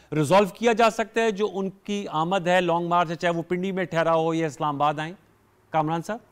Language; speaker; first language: Hindi; native; Hindi